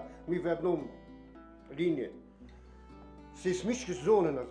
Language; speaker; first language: Russian; non-native, local second language; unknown